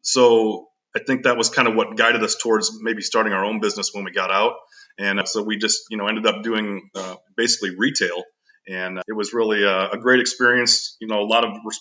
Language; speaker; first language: English; native; English